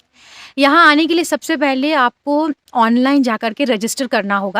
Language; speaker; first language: Hindi; native; Hindi